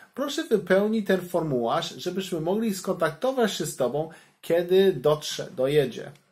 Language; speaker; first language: Polish; non-native, learner; English